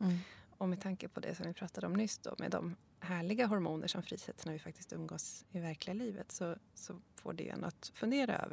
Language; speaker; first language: Swedish; native; Swedish